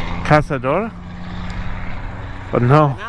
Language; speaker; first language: Spanish; non-native, learner; English